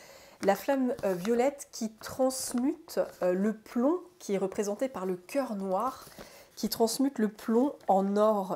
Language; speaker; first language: French; native; French